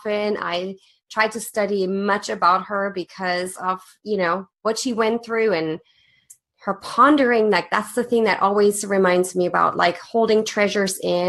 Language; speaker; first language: English; non-native, fluent; German